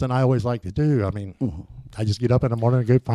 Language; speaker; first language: English; native; English